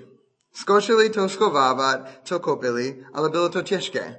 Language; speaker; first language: Czech; non-native, fluent; English